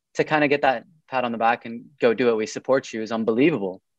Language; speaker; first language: English; early bilingual, other home language; Arabic